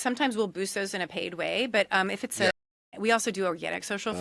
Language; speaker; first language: English; native; English